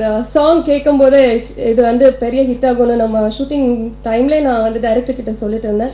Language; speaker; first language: Tamil; non-native, local second language; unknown